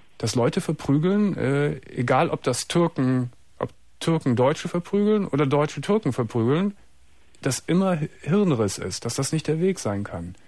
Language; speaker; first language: German; native; German